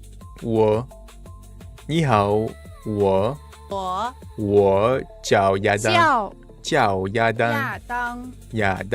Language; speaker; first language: Chinese; non-native, learner; English